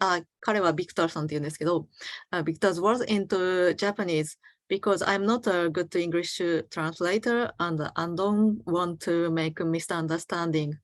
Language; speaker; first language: English; non-native, learner; Japanese